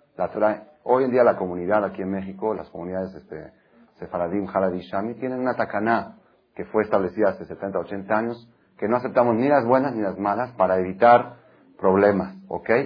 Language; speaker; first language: Spanish; non-native, fluent; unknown